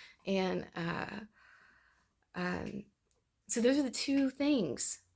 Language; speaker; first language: English; native; English